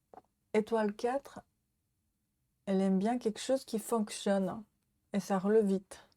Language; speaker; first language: French; non-native, learner; Japanese